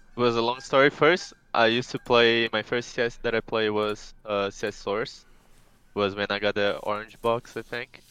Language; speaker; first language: English; non-native, fluent; Portuguese